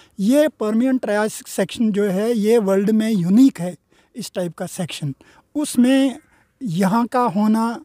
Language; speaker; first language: Urdu; non-native, local second language; Kashmiri